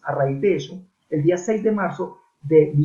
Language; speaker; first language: Spanish; native; Spanish